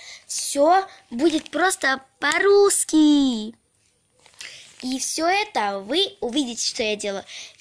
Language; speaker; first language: Russian; early bilingual, heritage; Russian